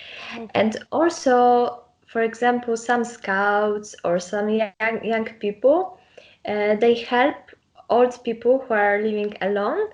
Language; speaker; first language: English; non-native, learner; Polish